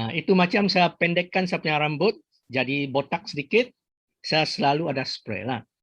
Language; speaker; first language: Malay; non-native, local second language; Chinese